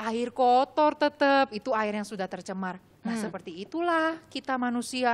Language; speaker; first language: Indonesian; native; Indonesian